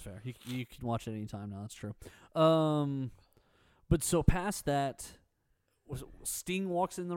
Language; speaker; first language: English; native; English